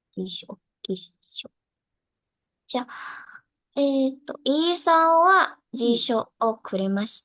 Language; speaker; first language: Japanese; non-native, learner; Indonesian